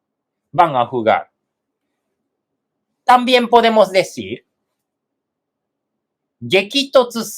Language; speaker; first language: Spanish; non-native, fluent; Japanese